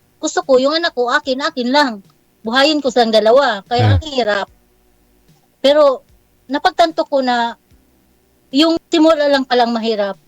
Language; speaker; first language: Filipino; non-native, local second language; Cebuano